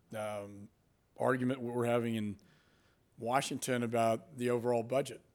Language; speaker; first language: English; native; English